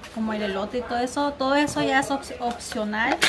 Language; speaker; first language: Spanish; early bilingual, heritage; Spanish